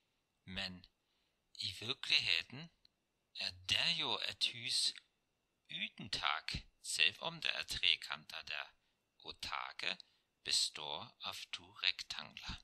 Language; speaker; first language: Norwegian; non-native, fluent; German